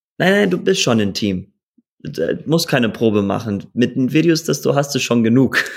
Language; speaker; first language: German; early bilingual, heritage; German